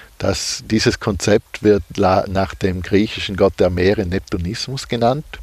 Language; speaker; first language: German; native; German